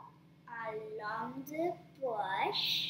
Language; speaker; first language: French; non-native, learner; English